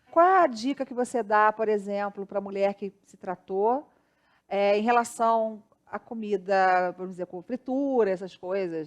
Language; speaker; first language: Portuguese; native; Portuguese